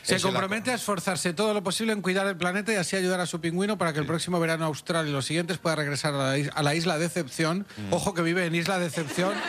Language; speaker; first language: Spanish; native; Spanish